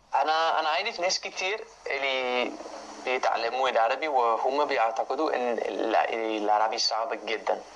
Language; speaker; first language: Arabic; non-native, learner; English